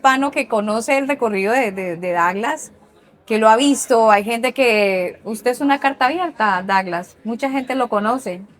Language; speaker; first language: Spanish; native; Spanish